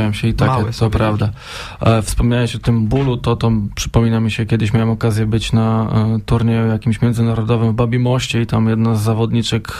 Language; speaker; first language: Polish; native; Polish